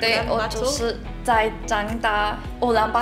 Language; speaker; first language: Chinese; non-native, learner; Mongolian